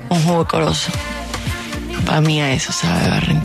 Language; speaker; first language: Spanish; native; Spanish